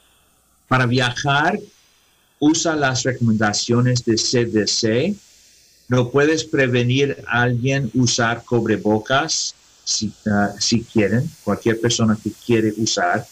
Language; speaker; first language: Spanish; non-native, learner; English